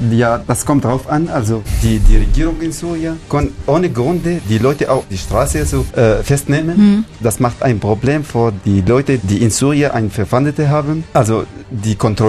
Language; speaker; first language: German; non-native, learner; Arabic